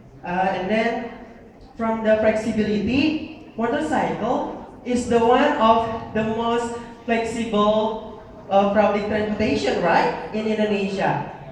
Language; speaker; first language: English; non-native, learner; Indonesian